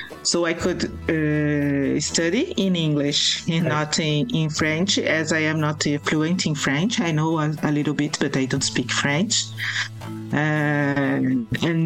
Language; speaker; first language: English; non-native, fluent; Portuguese